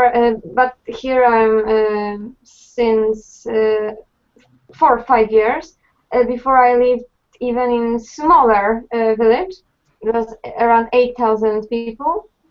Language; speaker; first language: English; non-native, fluent; Polish